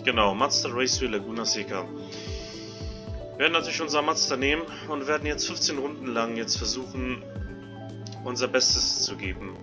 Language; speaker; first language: German; native; German